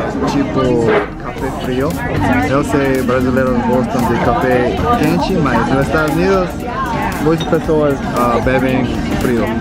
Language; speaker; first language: Portuguese; non-native, learner; English